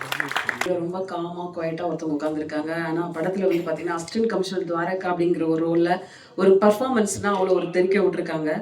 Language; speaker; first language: Tamil; native; Tamil